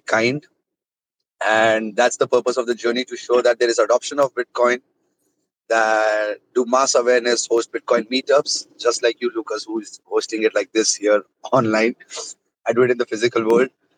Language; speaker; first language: English; non-native, local second language; Hindi